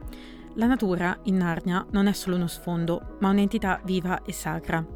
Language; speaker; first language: Italian; native; Italian